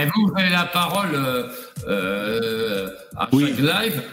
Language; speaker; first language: French; native; French